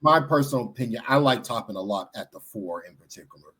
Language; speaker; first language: English; native; English